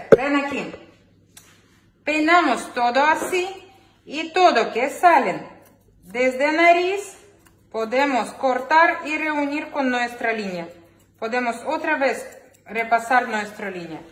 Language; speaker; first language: Spanish; non-native, learner; Ukrainian